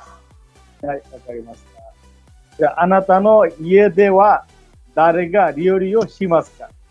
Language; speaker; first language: Japanese; non-native, fluent; Bangla